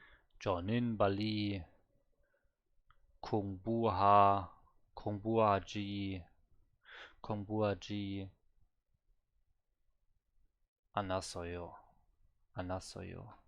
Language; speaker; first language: Korean; non-native, learner; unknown